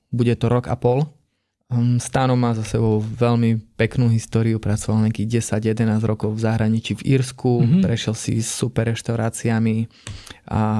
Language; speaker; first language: Slovak; native; Slovak